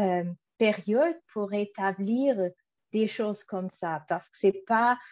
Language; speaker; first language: French; non-native, fluent; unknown